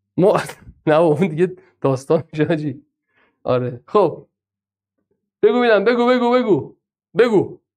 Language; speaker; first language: Persian; non-native, local second language; Azerbaijani